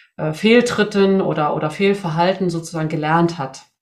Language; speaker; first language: German; non-native, fluent; Swedish